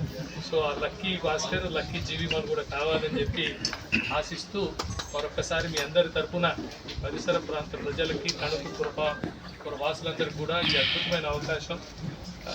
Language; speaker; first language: Telugu; native; Telugu